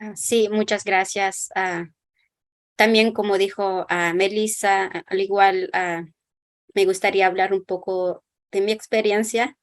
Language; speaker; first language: Spanish; non-native, local second language; Kʼicheʼ